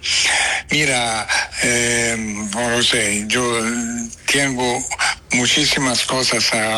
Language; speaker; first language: Spanish; non-native, fluent; Italian